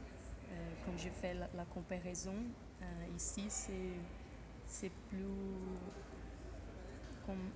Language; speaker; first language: French; non-native, fluent; Portuguese